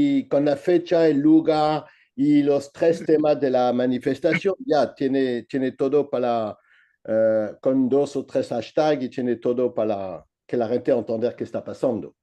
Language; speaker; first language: Spanish; non-native, learner; French